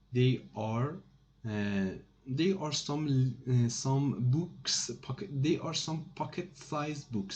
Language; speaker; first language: English; non-native, fluent; Persian